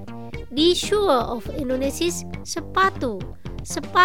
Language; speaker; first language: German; non-native, fluent; Indonesian